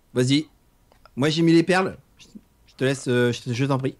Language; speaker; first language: French; native; French